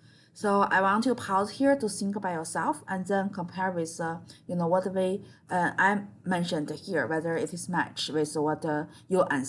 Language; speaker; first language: English; non-native, fluent; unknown